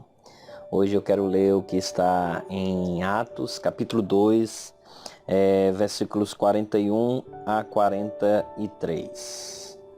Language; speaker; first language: Portuguese; native; Portuguese